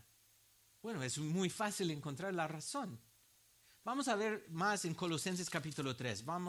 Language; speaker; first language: Spanish; non-native, fluent; English